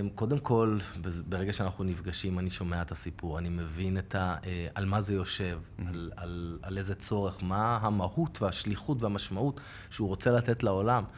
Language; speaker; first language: Hebrew; native; Hebrew